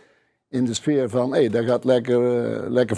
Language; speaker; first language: Dutch; native; Dutch